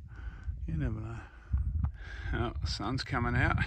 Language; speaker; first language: English; native; English